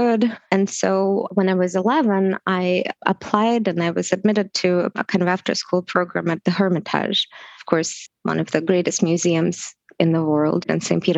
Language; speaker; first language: English; non-native, fluent; Russian